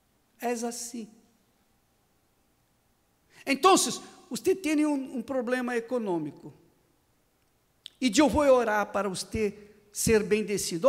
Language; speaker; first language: Portuguese; non-native, fluent; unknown